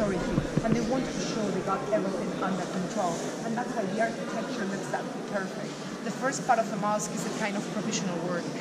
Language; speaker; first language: English; non-native, fluent; Spanish